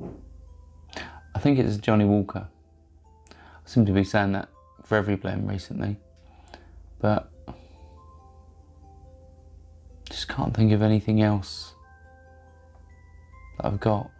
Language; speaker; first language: English; native; English